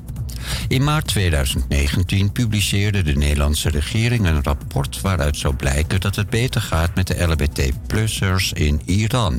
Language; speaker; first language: Dutch; native; Dutch